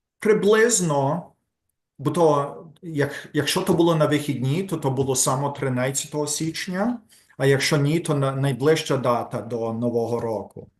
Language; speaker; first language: Ukrainian; early bilingual, heritage; Ukrainian